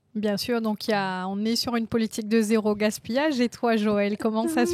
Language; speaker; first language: French; native; French